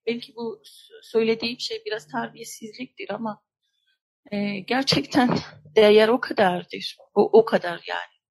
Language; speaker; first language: Turkish; non-native, fluent; Persian